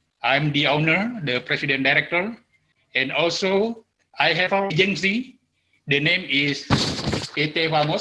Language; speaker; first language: English; non-native, learner; Indonesian